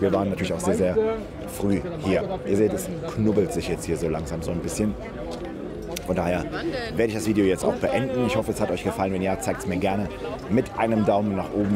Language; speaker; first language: German; native; German